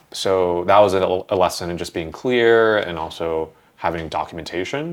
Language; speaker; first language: English; early bilingual, other home language; Vietnamese